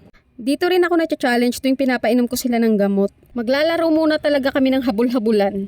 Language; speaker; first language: Filipino; native; Filipino